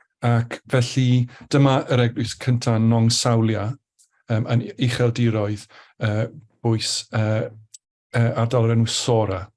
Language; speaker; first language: Welsh; native; Welsh